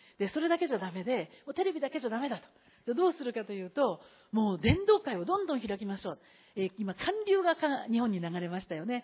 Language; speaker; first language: Japanese; native; Japanese